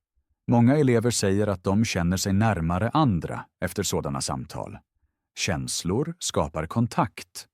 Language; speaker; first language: Swedish; non-native, fluent; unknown